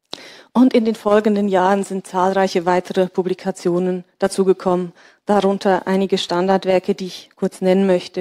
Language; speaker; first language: German; native; German